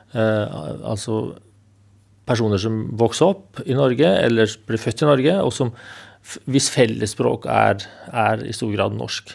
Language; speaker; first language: Norwegian; native; Norwegian